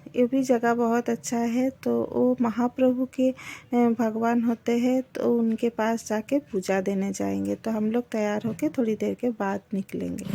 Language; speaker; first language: Hindi; non-native, local second language; Bangla